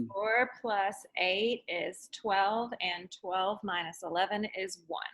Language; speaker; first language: English; native; English